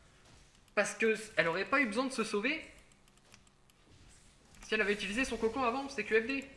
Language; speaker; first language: French; native; French